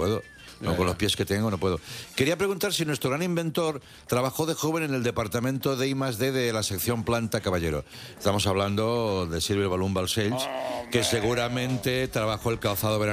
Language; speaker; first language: Spanish; native; Spanish